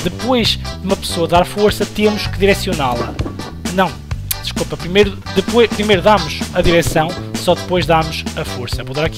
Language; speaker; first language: Portuguese; native; Portuguese